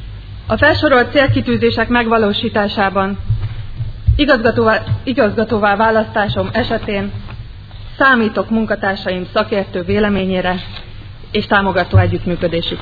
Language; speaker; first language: Hungarian; native; Hungarian